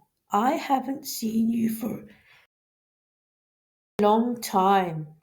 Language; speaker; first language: English; non-native, local second language; Urdu